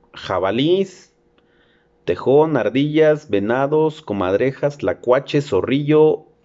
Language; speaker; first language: Spanish; native; Spanish